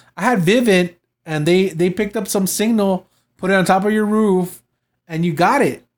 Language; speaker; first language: English; native; English